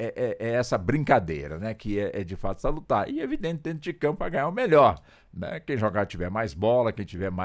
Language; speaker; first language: Portuguese; native; Portuguese